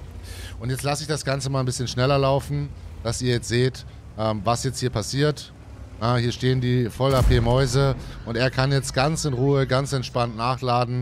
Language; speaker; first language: German; native; German